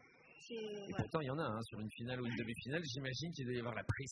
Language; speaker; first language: French; native; French